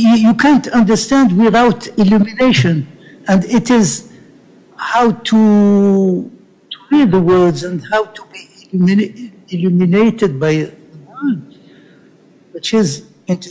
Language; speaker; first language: English; non-native, learner; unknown